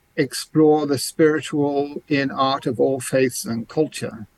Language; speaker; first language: English; native; English